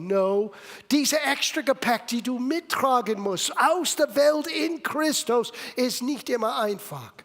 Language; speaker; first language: German; non-native, fluent; English